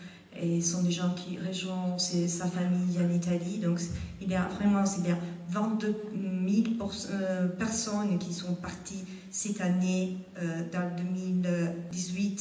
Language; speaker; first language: French; non-native, fluent; Italian